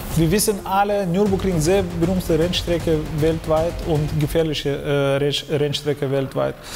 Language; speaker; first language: German; non-native, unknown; Ukrainian